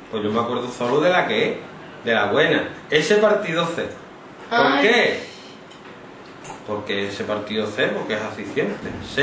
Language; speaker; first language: Spanish; native; Spanish